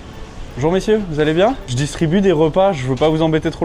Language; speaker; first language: French; native; French